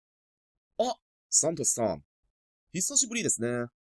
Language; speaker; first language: Japanese; non-native, fluent; Cantonese